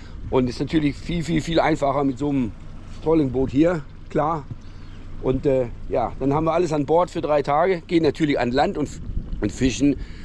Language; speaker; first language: German; non-native, fluent; Danish